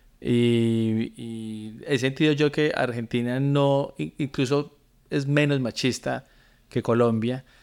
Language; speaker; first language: Spanish; native; Spanish